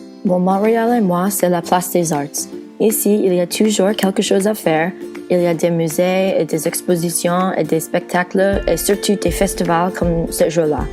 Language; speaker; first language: French; non-native, learner; English